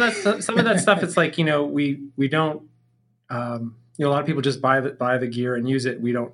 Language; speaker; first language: English; native; English